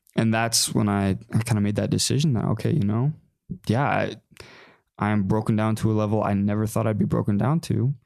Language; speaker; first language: English; native; English